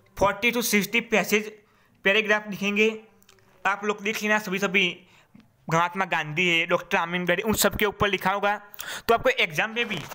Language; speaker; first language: Hindi; non-native, local second language; Gujarati